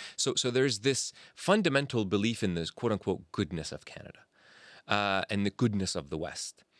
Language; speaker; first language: English; early bilingual, other home language; Arabic